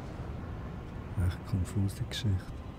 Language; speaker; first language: German; native; German